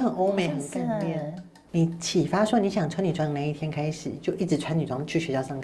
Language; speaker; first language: Chinese; native; Chinese